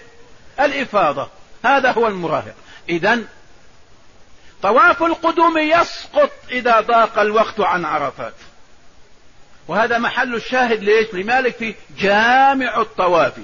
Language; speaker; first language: Arabic; native; Arabic